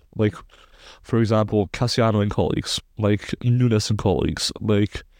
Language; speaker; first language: English; non-native, fluent; German